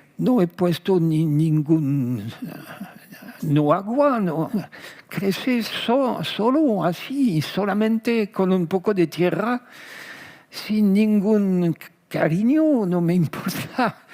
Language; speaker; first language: Spanish; non-native, fluent; French